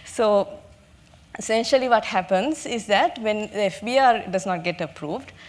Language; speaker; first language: English; non-native, local second language; Sinhala